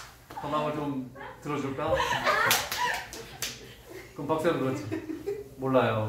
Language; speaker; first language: Korean; native; Korean